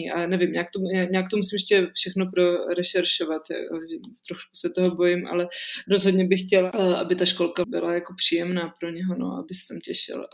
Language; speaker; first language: Czech; native; Czech